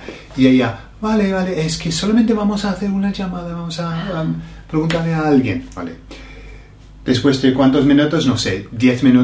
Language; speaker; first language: Spanish; non-native, fluent; English